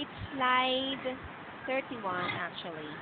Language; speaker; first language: English; non-native, local second language; Filipino